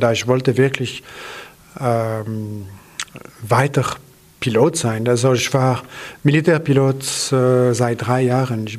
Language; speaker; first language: German; non-native, local second language; French